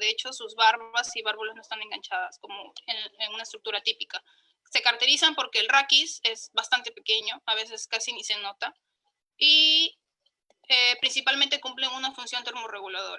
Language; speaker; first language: Spanish; native; Spanish